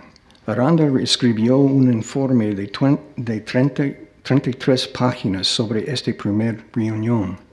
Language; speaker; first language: Spanish; non-native, fluent; English